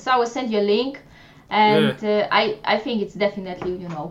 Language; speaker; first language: English; non-native, fluent; Polish